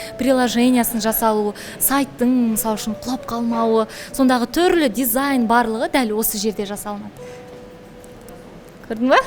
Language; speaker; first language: Kazakh; native; Kazakh